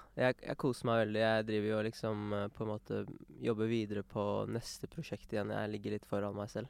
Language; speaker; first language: Norwegian; early bilingual, other home language; Urdu